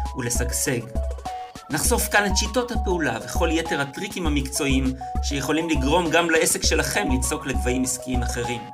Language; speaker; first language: Hebrew; native; Hebrew